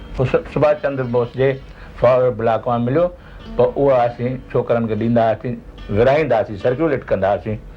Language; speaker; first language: Sindhi; native; Sindhi